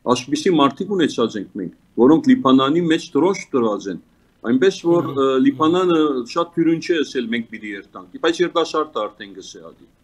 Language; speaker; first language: Armenian; early bilingual, heritage; Armenian